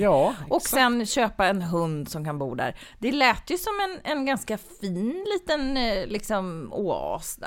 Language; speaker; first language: Swedish; native; Swedish